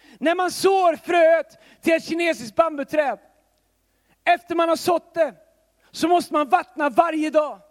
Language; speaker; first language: Swedish; native; Swedish